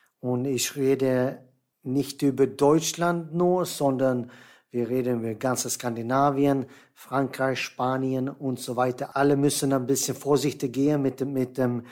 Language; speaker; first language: German; non-native, fluent; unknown